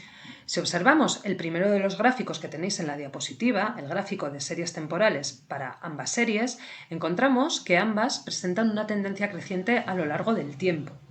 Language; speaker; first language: Spanish; native; Spanish